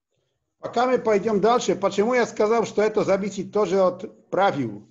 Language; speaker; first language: Russian; non-native, learner; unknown